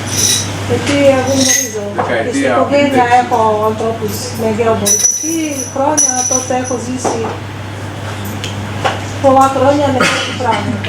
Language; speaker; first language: Greek; non-native, fluent; Serbian